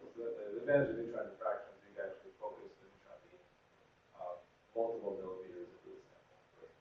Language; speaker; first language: English; native; English